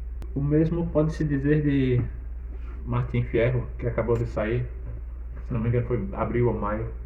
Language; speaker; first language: Portuguese; native; Portuguese